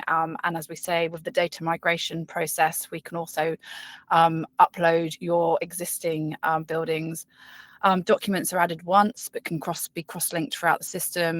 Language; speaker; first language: English; native; English